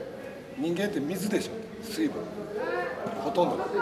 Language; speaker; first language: Japanese; native; Japanese